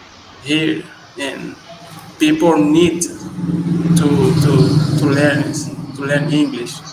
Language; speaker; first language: English; non-native, learner; Spanish